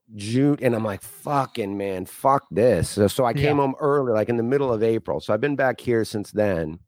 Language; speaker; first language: English; native; English